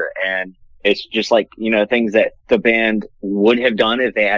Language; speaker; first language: English; native; English